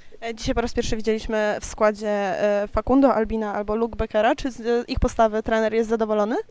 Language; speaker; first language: Polish; native; Polish